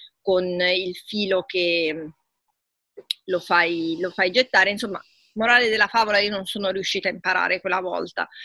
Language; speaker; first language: Italian; native; Italian